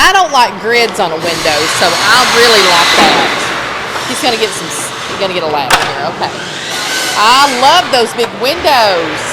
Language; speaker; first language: English; native; English